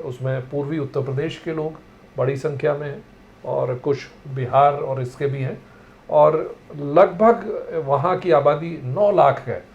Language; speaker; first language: Hindi; native; Hindi